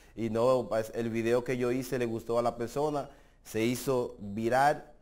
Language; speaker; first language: Spanish; native; Spanish